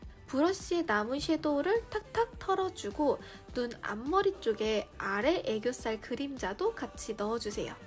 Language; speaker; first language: Korean; native; Korean